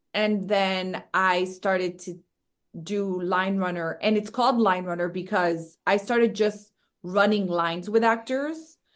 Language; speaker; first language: English; early bilingual, other home language; Spanish